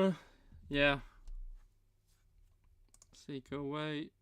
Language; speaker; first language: English; non-native, fluent; Swedish